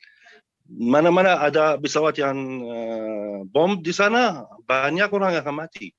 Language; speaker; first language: Indonesian; non-native, fluent; Arabic